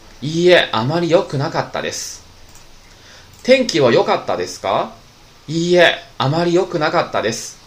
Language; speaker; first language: Japanese; non-native, fluent; Chinese